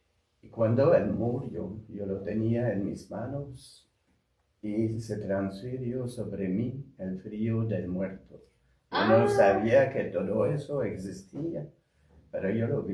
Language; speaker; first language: Spanish; non-native, fluent; French